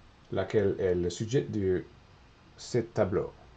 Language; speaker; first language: French; non-native, learner; English